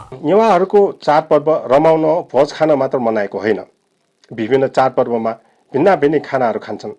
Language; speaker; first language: Nepali; non-native, local second language; Newari